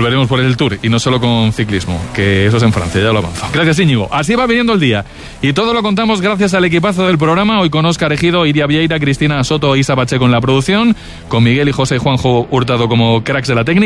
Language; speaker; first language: Spanish; native; Spanish